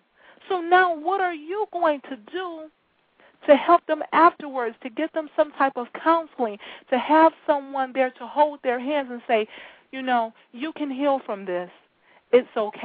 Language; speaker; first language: English; native; English